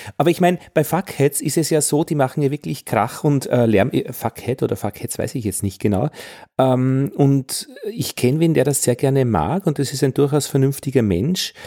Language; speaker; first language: German; native; German